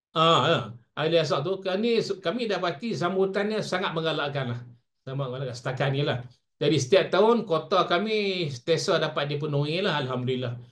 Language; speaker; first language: Malay; native; Malay